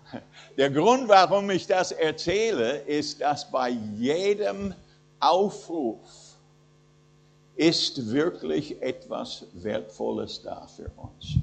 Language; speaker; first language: German; non-native, fluent; English